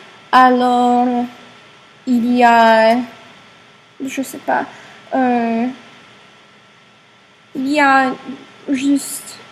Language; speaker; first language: French; non-native, learner; English